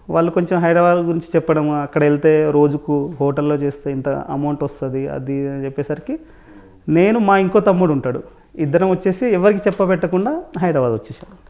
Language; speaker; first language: Telugu; non-native, local second language; Lambadi